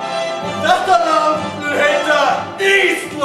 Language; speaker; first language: Norwegian; non-native, learner; Icelandic